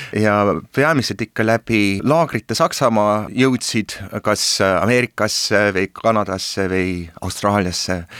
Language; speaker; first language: Estonian; early bilingual, heritage; Estonian